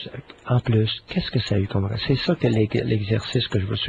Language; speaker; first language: French; native; French